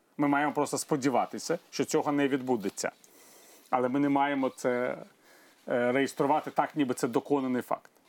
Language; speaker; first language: Ukrainian; non-native, local second language; Russian